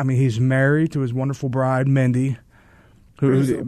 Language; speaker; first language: English; native; English